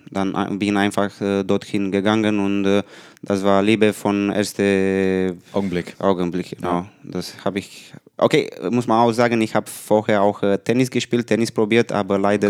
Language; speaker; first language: German; non-native, learner; Romanian